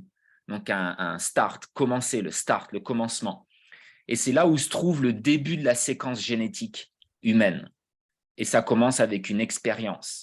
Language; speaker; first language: French; native; French